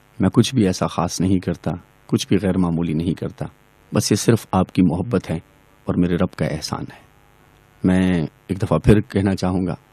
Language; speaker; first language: Urdu; non-native, local second language; Pashto